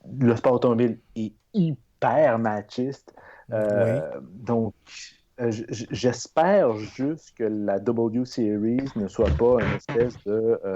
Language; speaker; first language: French; native; French